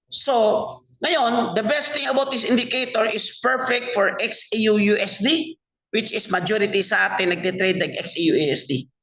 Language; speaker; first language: Filipino; non-native, local second language; Cebuano